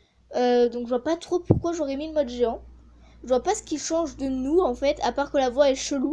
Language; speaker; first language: French; native; French